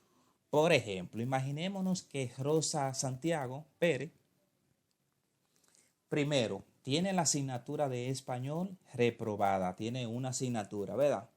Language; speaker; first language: Spanish; native; Spanish